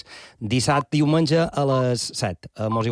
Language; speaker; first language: Catalan; native; Catalan